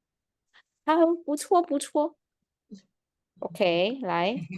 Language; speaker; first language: Chinese; non-native, fluent; Indonesian